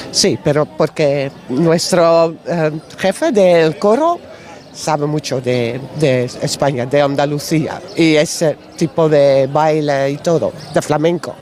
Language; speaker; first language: Spanish; non-native, learner; Dutch